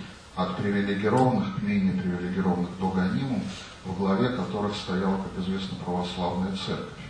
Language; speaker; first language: Russian; native; Russian